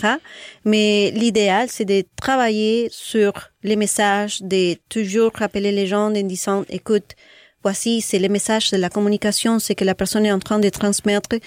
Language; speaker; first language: French; non-native, fluent; Spanish